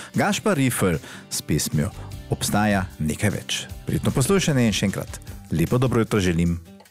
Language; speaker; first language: Slovenian; native; Slovenian